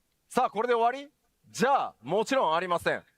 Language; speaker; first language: Japanese; native; Japanese